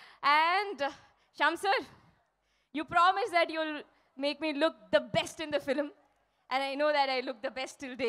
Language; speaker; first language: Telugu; non-native, fluent; Malayalam